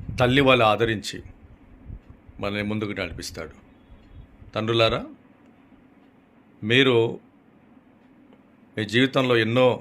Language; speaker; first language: Telugu; native; Telugu